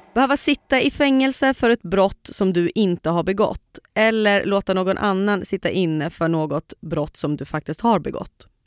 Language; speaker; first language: Swedish; native; Swedish